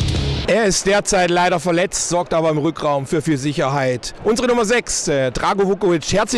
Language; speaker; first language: German; native; German